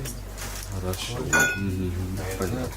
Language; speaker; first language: Russian; non-native, learner; Japanese